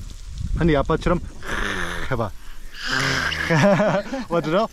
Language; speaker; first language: Korean; early bilingual, heritage; Korean